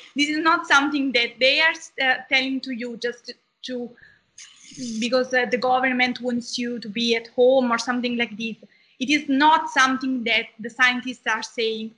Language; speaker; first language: English; non-native, fluent; Italian